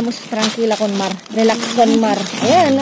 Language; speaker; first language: Spanish; non-native, learner; Filipino